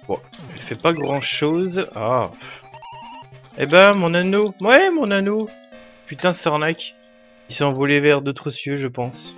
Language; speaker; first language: French; native; French